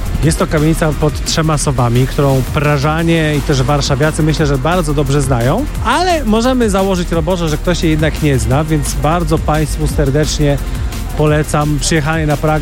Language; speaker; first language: Polish; native; Polish